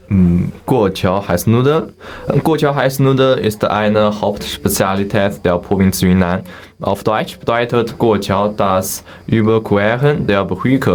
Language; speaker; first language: German; non-native, learner; Chinese